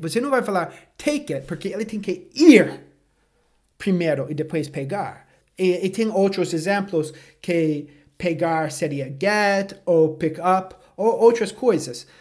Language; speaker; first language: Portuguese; non-native, fluent; English